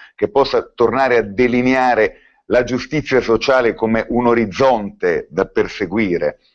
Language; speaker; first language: Italian; native; Italian